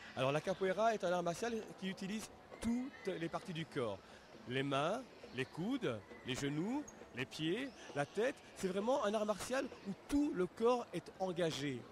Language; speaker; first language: French; native; French